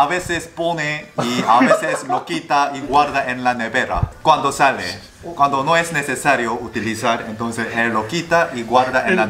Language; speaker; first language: Spanish; non-native, learner; Korean